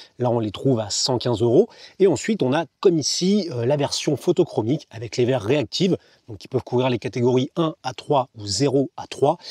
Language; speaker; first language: French; native; French